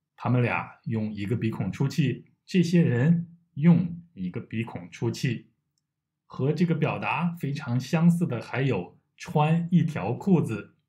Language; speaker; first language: Chinese; native; Chinese